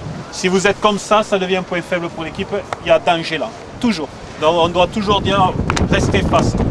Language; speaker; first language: French; native; French